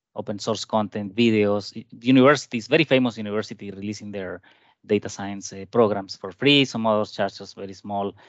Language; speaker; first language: English; non-native, fluent; Spanish